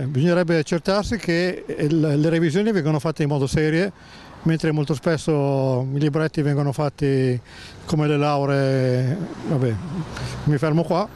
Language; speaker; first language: Italian; native; Italian